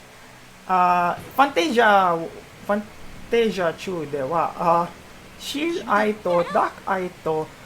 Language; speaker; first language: Japanese; non-native, learner; Filipino